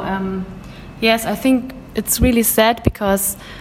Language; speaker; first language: English; non-native, fluent; German